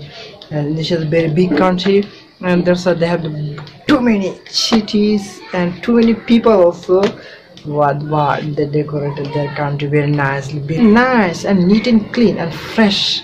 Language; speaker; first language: English; non-native, learner; Bangla